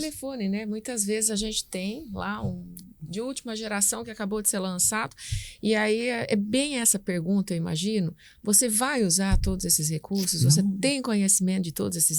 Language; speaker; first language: Portuguese; native; Portuguese